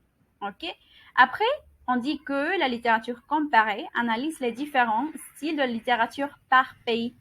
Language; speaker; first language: French; non-native, learner; Spanish